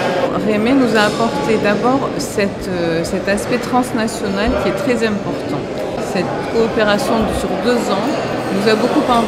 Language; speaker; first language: French; native; French